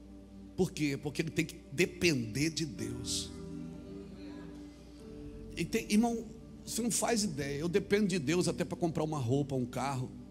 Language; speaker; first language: Portuguese; native; Portuguese